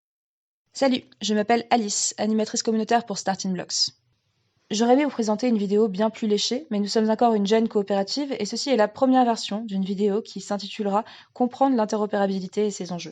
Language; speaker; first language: French; native; French